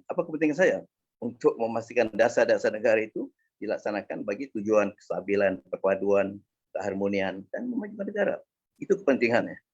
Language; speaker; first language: Malay; native; Malay